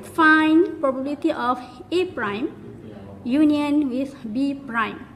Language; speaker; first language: English; non-native, local second language; Malay